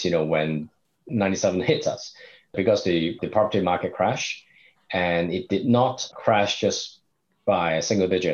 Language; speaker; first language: English; non-native, local second language; Cantonese